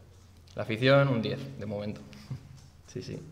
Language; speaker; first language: Spanish; native; Spanish